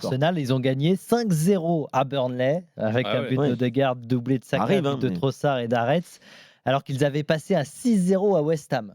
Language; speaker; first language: French; native; French